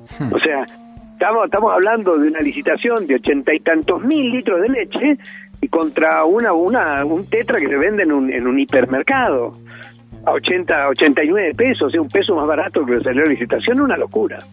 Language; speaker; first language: Spanish; native; Spanish